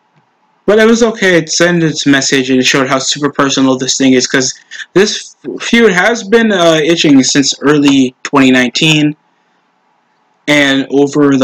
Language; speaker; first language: English; native; English